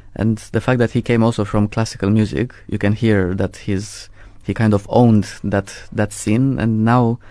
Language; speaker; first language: English; non-native, fluent; Romanian